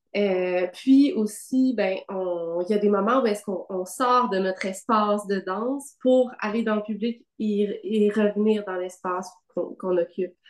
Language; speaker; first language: French; native; French